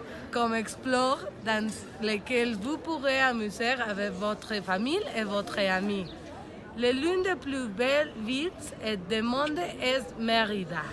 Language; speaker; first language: French; non-native, learner; Spanish